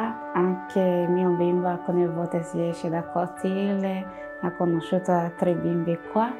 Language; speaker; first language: Italian; non-native, learner; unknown